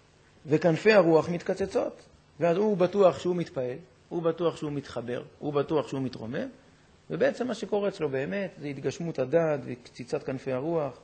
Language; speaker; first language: Hebrew; native; Hebrew